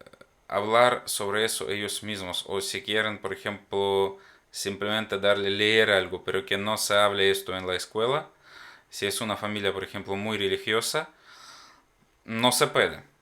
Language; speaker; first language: Spanish; non-native, fluent; Ukrainian